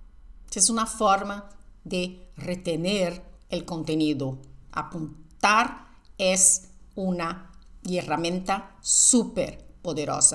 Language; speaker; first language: Spanish; non-native, fluent; Portuguese